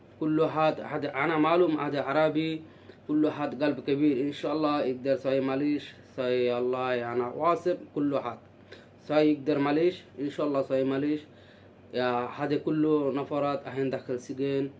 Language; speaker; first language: Arabic; non-native, learner; Bangla